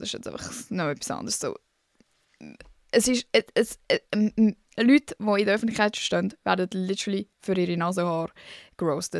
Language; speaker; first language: German; native; German